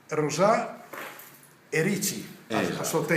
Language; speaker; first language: Italian; native; Italian